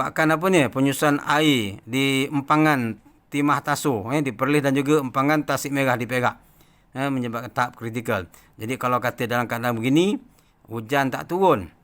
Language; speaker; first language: Malay; native; Malay